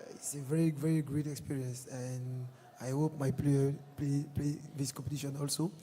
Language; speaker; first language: English; non-native, learner; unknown